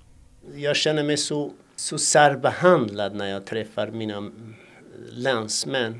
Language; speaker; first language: Swedish; non-native, fluent; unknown